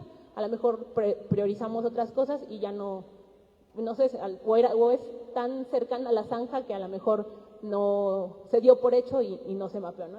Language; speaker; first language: Spanish; native; Spanish